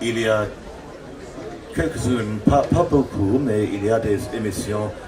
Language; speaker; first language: French; non-native, fluent; English